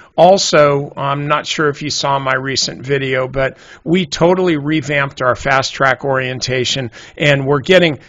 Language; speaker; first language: English; native; English